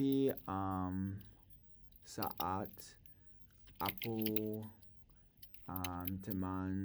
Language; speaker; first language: Indonesian; non-native, learner; English